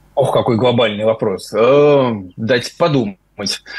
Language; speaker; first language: Russian; native; Russian